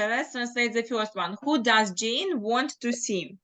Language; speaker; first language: English; non-native, fluent; Ukrainian